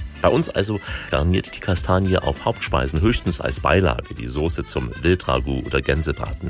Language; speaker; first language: German; native; German